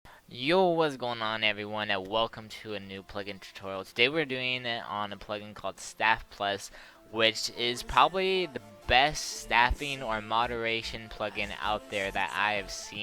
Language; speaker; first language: English; native; English